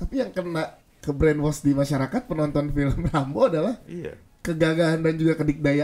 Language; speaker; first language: Indonesian; native; Indonesian